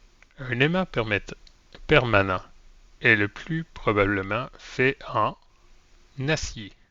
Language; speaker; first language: French; native; French